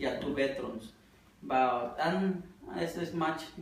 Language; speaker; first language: English; non-native, learner; Spanish